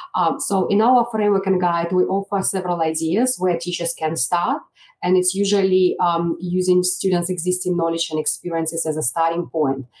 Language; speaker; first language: English; non-native, fluent; Russian